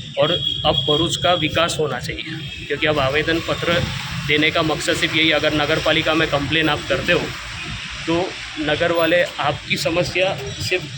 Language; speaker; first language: Hindi; non-native, local second language; Gujarati